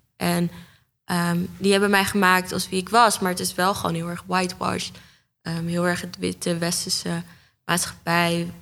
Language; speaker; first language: Dutch; native; Dutch